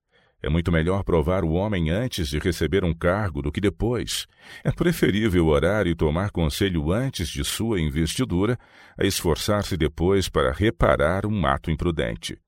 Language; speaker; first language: Portuguese; native; Portuguese